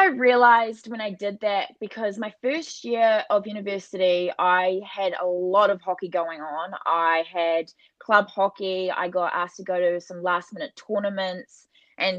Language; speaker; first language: English; native; English